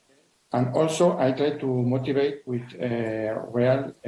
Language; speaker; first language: English; non-native, learner; Spanish